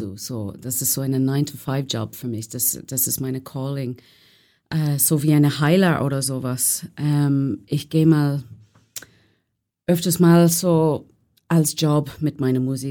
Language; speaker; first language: German; non-native, learner; English